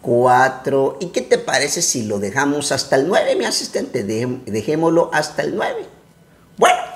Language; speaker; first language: Spanish; native; Spanish